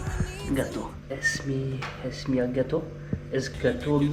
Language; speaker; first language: Spanish; non-native, learner; French